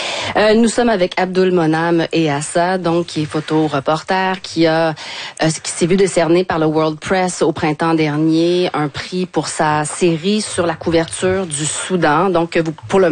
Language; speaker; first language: French; native; French